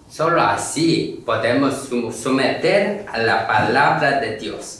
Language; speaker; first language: Spanish; non-native, learner; Korean